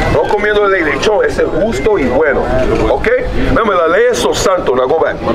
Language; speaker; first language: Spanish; early bilingual, heritage; Spanish